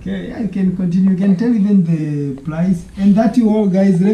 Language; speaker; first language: English; non-native, local second language; Swahili